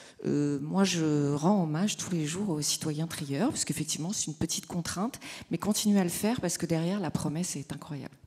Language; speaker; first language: French; native; French